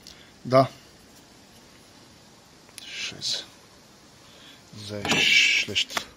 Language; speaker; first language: German; non-native, learner; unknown